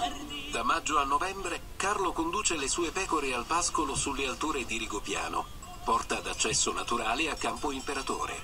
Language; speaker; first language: Italian; native; Italian